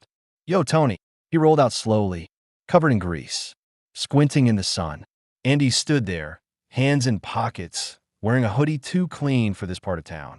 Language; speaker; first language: English; native; English